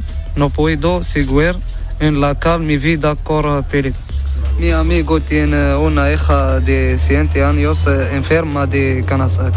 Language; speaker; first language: Spanish; non-native, learner; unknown